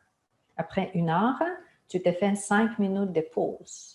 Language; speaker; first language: French; non-native, fluent; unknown